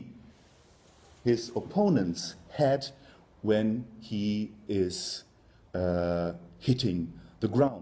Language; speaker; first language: English; non-native, fluent; German